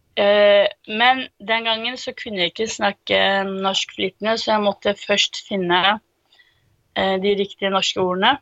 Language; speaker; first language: Norwegian; early bilingual, other home language; Turkish